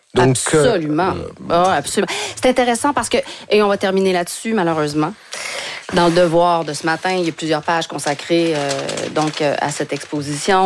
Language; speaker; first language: French; native; French